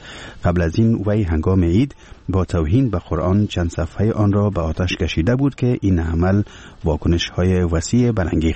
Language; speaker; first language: Persian; native; Persian